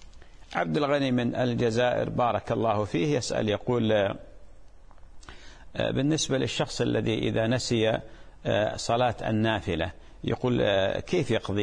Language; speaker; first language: Arabic; native; Arabic